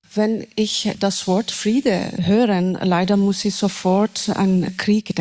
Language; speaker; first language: German; non-native, learner; Persian